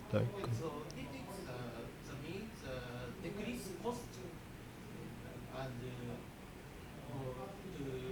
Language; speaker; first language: English; non-native, learner; Japanese